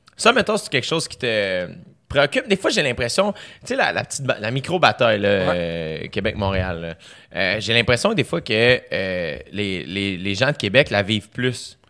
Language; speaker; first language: French; native; French